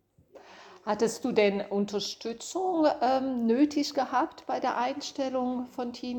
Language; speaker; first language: German; native; German